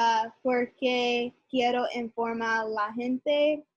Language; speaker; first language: Spanish; non-native, learner; English